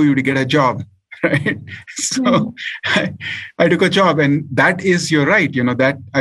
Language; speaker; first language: English; non-native, local second language; Hindi